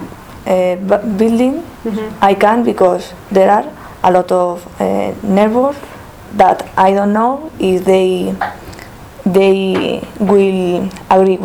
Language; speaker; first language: English; non-native, learner; Spanish